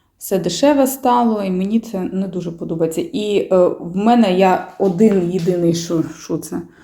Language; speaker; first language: Ukrainian; native; Ukrainian